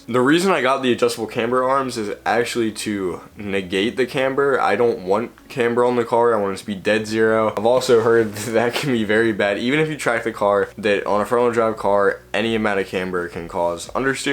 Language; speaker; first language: English; native; English